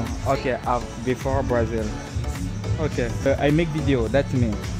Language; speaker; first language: English; non-native, learner; French